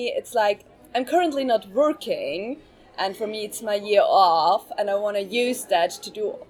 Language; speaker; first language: English; non-native, fluent; German